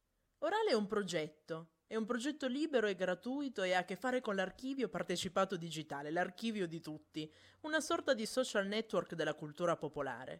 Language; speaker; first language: Italian; native; Italian